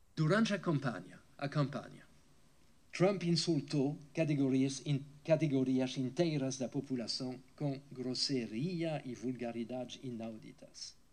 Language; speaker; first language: Portuguese; non-native, fluent; French